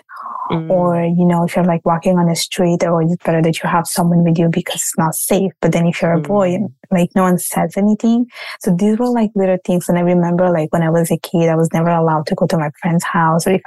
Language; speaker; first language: English; non-native, fluent; Italian